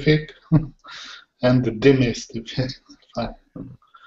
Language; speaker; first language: English; non-native, learner; Polish